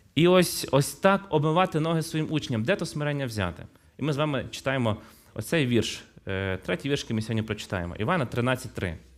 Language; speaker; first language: Ukrainian; non-native, local second language; Russian